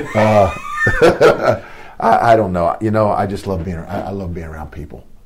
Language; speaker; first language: English; native; English